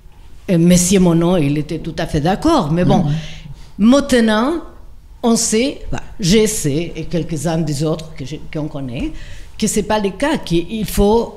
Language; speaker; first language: French; non-native, fluent; Spanish